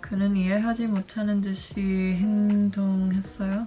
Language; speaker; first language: Korean; early bilingual, heritage; Korean